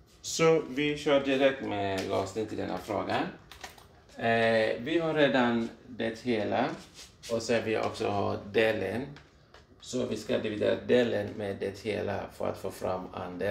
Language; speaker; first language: Swedish; non-native, fluent; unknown